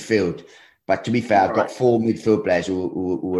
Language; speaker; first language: English; native; English